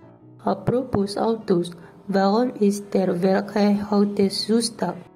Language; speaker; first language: German; non-native, learner; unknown